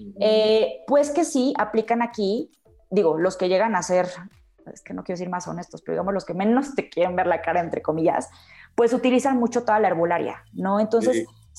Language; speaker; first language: Spanish; native; Spanish